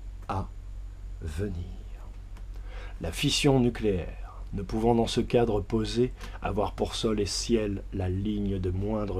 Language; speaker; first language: French; native; French